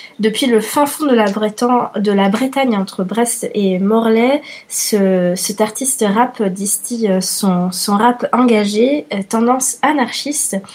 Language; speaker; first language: French; non-native, fluent; Italian